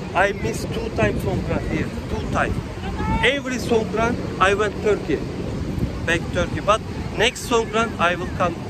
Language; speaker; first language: English; non-native, learner; Turkish